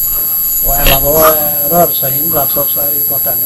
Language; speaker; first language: Swedish; native; Swedish